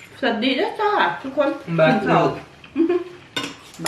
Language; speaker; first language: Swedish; non-native, fluent; Thai